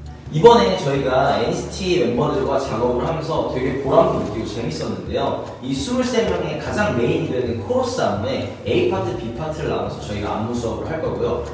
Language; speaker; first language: Korean; native; Korean